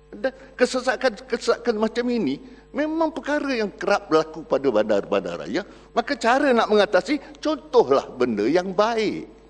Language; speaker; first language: Malay; native; Malay